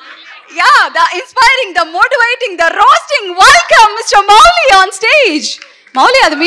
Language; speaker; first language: Telugu; native; Telugu